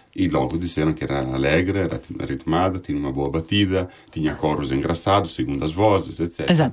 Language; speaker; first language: Portuguese; non-native, fluent; Italian